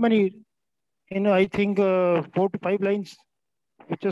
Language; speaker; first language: English; non-native, local second language; Hindi